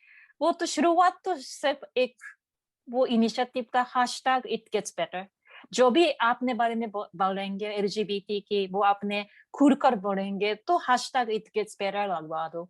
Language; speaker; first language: Hindi; non-native, learner; Japanese